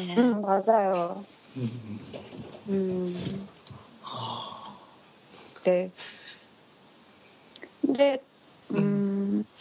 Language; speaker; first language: Korean; non-native, learner; Japanese